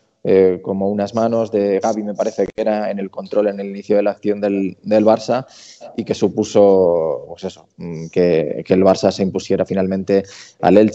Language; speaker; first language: Spanish; native; Spanish